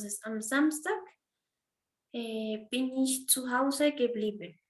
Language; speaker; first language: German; non-native, fluent; Spanish